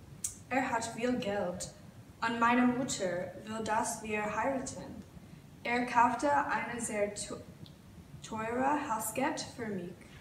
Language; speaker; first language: German; non-native, learner; English